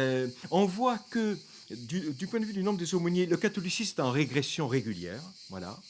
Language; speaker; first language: French; native; French